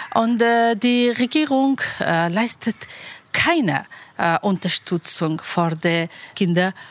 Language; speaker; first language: German; non-native, learner; Persian